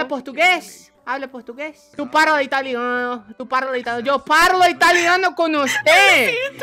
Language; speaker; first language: Spanish; non-native, learner; Portuguese